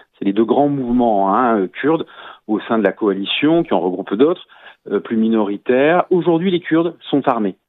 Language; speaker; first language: French; native; French